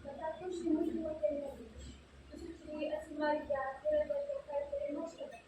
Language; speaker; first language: Japanese; non-native, learner; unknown